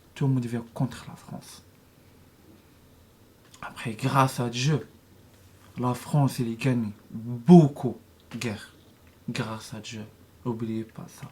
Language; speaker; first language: French; non-native, learner; Arabic